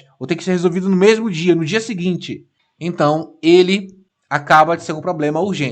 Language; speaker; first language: Portuguese; native; Portuguese